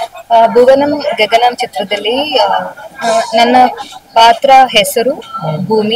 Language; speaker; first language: Kannada; non-native, learner; Malayalam